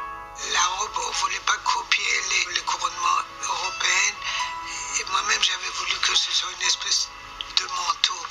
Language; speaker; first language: French; non-native, fluent; Persian